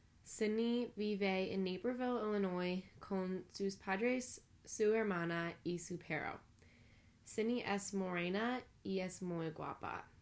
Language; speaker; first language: Spanish; non-native, learner; English